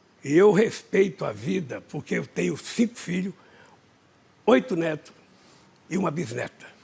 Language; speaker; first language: Portuguese; native; Portuguese